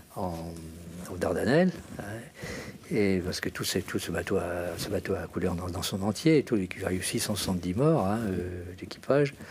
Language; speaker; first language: French; native; French